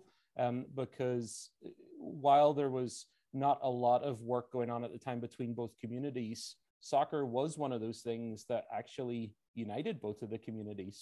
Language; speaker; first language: English; native; English